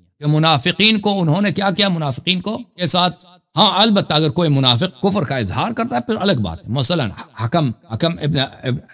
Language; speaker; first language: Urdu; non-native, fluent; Persian